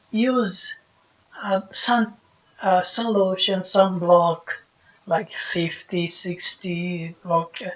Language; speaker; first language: English; non-native, fluent; Portuguese